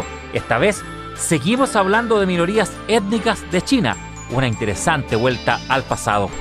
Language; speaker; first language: Spanish; native; Spanish